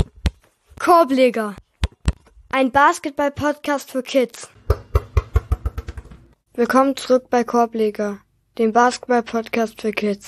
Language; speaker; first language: German; native; German